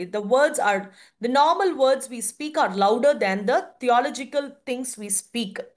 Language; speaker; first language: English; non-native, local second language; Tamil